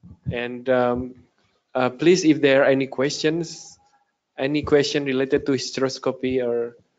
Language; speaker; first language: English; non-native, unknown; Indonesian